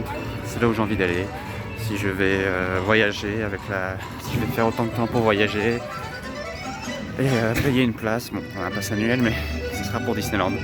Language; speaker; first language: French; native; French